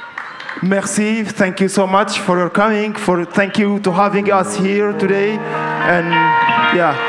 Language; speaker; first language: English; non-native, learner; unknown